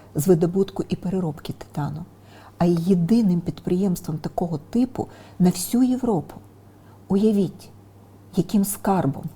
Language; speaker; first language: Ukrainian; non-native, local second language; Russian